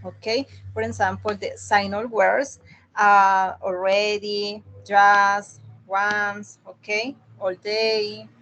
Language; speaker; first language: English; non-native, learner; Spanish